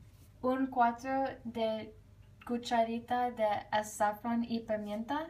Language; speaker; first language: Spanish; non-native, learner; English